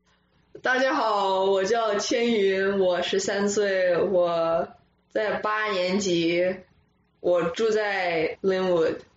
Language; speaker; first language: Chinese; early bilingual, other home language; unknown